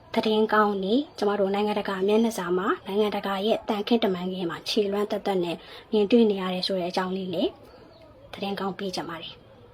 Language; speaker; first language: Burmese; non-native, local second language; Hakha Chin